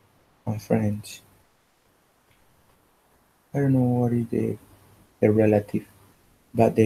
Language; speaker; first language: English; non-native, learner; Spanish